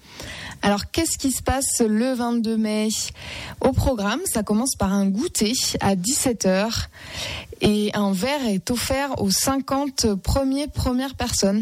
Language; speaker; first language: French; native; French